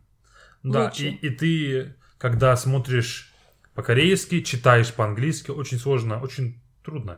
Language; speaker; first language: Russian; non-native, fluent; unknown